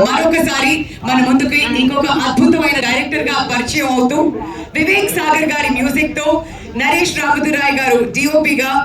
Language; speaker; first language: Telugu; native; Telugu